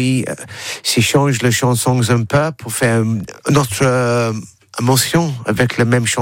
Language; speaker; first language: French; non-native, learner; English